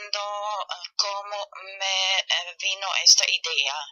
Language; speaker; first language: Spanish; non-native, fluent; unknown